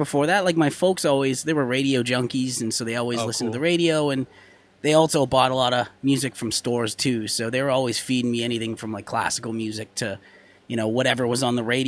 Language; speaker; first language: English; native; English